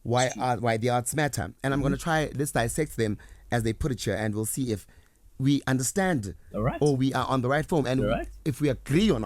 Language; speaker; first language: English; non-native, local second language; Zulu